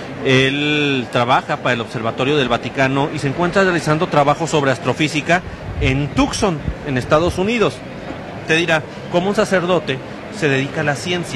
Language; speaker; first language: Spanish; native; Spanish